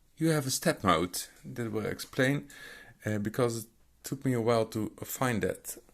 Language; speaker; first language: English; non-native, fluent; Dutch